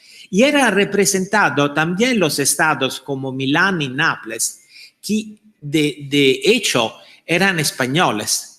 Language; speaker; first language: Spanish; non-native, fluent; Italian